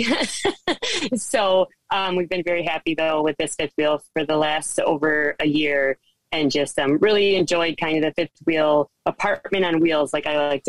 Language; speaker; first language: English; native; English